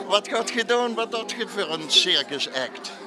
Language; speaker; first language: Dutch; native; Dutch